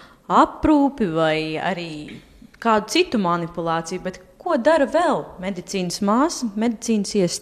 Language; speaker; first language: Latvian; native; Latvian